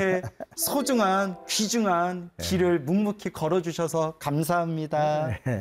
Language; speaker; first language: Korean; native; Korean